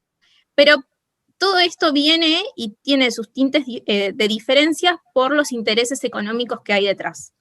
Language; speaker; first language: Spanish; native; Spanish